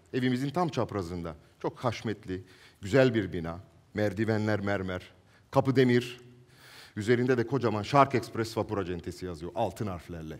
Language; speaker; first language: Turkish; non-native, local second language; Italian